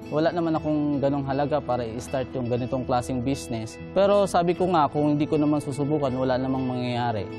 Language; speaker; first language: Filipino; non-native, local second language; Cebuano